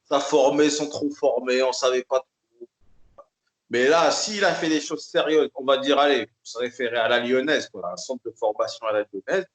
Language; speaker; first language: French; native; French